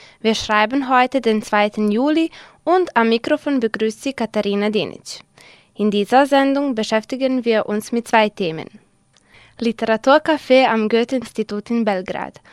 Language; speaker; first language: German; non-native, fluent; Serbian